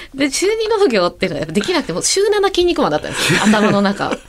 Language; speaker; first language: Japanese; native; Japanese